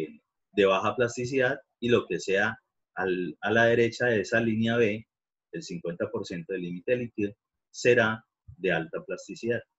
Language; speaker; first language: Spanish; native; Spanish